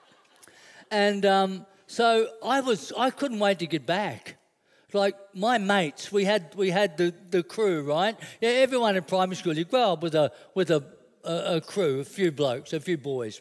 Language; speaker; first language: English; native; English